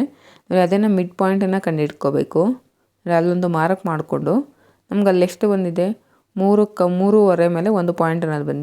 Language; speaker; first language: Kannada; native; Kannada